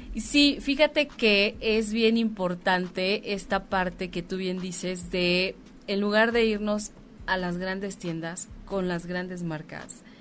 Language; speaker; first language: Spanish; native; Spanish